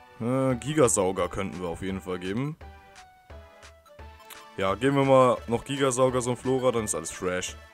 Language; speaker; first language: German; native; German